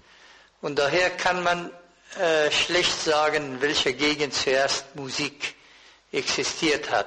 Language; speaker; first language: German; non-native, fluent; Persian